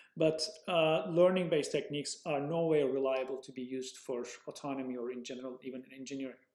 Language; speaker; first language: English; non-native, fluent; Turkish